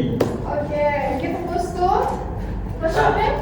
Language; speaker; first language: English; non-native, learner; Indonesian